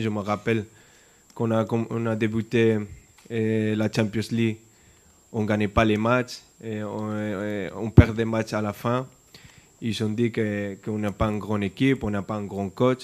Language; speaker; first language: French; non-native, fluent; Spanish